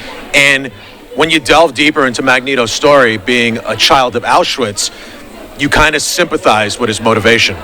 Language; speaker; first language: English; native; English